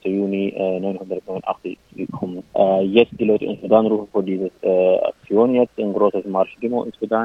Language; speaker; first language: German; non-native, local second language; Arabic